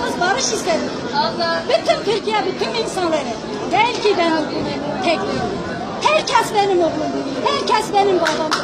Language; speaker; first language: Turkish; non-native, local second language; Kurdish